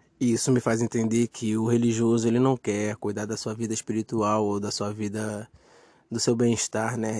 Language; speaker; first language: Portuguese; native; Portuguese